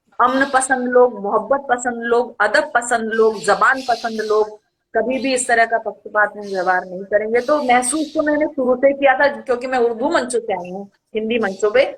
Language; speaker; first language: Hindi; native; Hindi